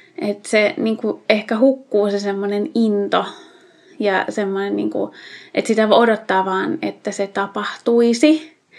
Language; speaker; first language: Finnish; native; Finnish